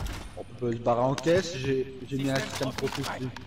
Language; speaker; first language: French; native; French